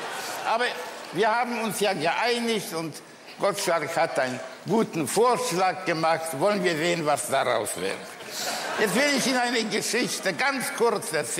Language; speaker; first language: German; early bilingual, other home language; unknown